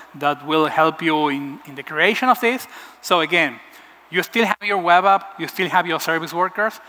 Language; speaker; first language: English; non-native, fluent; Spanish